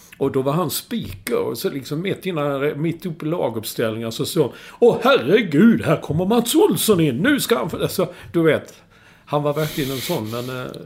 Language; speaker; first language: Swedish; native; Swedish